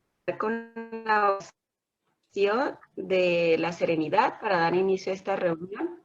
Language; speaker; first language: Spanish; native; Spanish